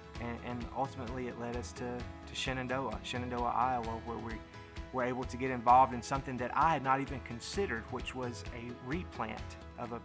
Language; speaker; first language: English; native; English